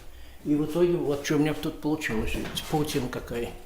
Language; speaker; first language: Russian; native; Russian